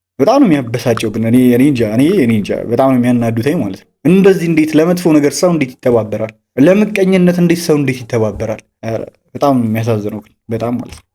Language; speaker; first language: Amharic; native; Amharic